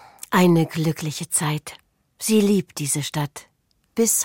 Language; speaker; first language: German; native; German